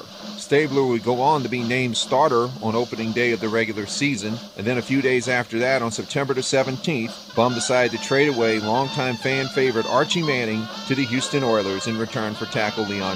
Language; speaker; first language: English; native; English